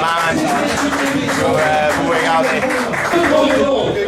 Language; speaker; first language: French; non-native, learner; English